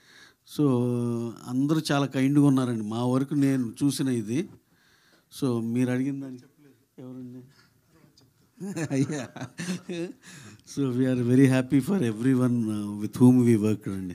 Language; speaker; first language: Telugu; native; Telugu